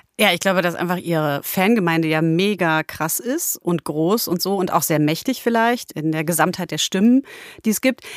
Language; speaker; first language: German; early bilingual, other home language; Polish